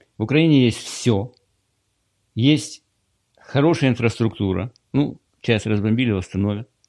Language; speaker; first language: Russian; native; Russian